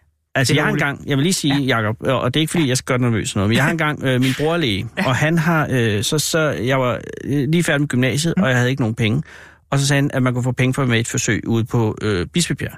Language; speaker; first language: Danish; native; Danish